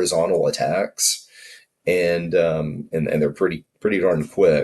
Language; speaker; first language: English; native; English